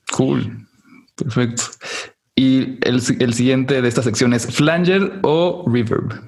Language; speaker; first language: Spanish; native; Spanish